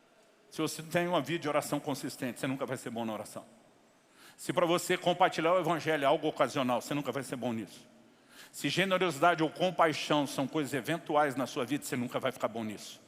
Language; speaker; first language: Portuguese; native; Portuguese